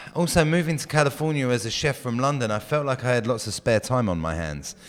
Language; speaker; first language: English; native; English